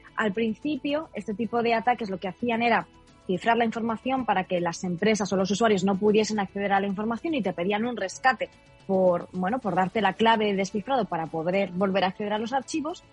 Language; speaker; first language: Spanish; native; Spanish